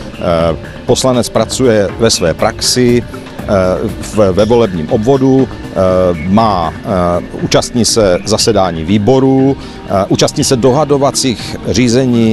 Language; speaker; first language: Czech; native; Czech